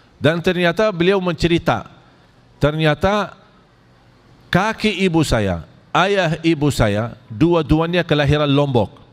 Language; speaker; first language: Malay; non-native, fluent; Arabic